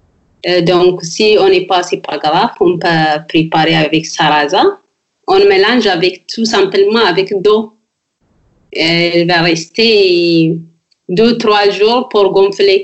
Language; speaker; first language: French; non-native, learner; Amharic